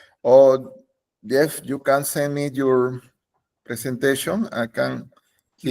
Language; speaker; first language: English; non-native, learner; Spanish